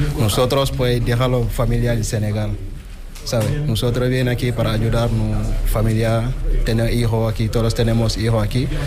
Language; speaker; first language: Spanish; non-native, learner; Wolof